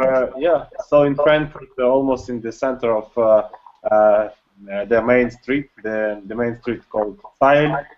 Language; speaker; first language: English; non-native, learner; Russian